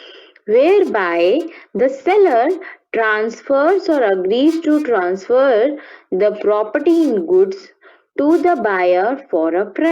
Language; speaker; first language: English; non-native, local second language; Hindi